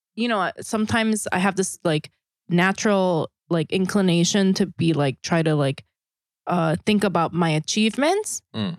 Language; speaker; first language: English; non-native, fluent; Korean